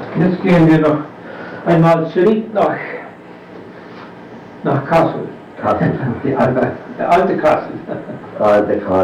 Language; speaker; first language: German; non-native, fluent; English